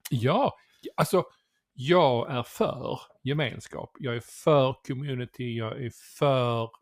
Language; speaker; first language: Swedish; native; Swedish